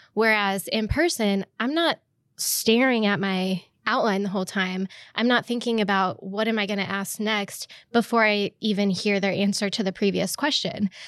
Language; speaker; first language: English; native; English